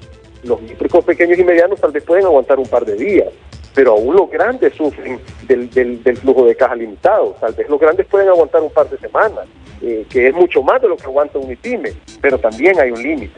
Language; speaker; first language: Spanish; native; Spanish